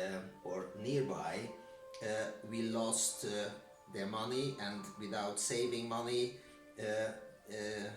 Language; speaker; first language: English; non-native, learner; Hungarian